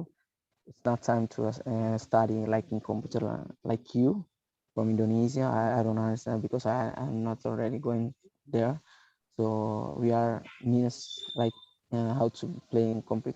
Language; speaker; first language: English; non-native, learner; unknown